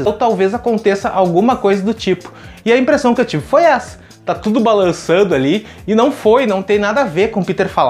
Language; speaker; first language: Portuguese; native; Portuguese